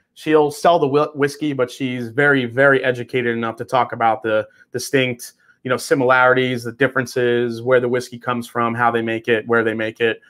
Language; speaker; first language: English; native; English